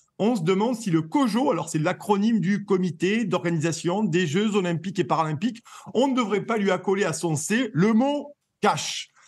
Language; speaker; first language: French; native; French